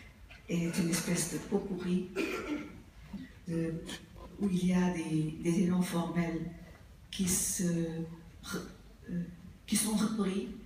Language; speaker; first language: French; non-native, fluent; Portuguese